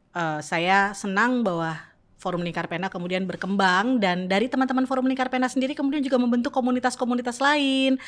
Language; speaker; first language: Indonesian; native; Indonesian